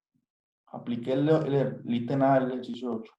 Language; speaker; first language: Spanish; native; Spanish